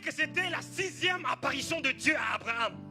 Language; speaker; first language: French; native; French